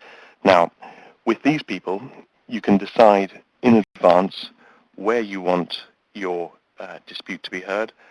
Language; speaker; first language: English; native; English